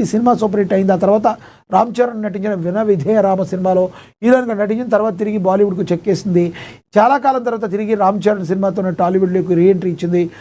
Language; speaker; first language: Telugu; native; Telugu